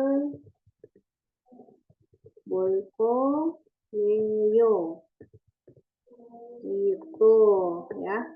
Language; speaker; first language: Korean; non-native, fluent; Indonesian